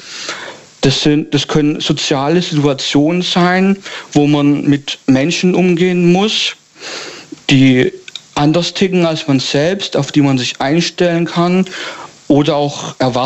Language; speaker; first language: German; native; German